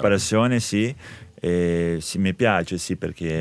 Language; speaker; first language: Italian; non-native, fluent; Portuguese